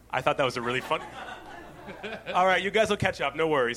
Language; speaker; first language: English; native; English